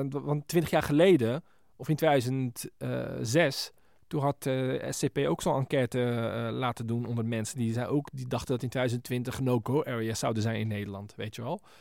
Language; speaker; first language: Dutch; early bilingual, other home language; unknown